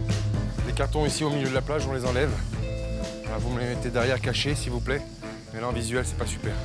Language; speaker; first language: French; native; French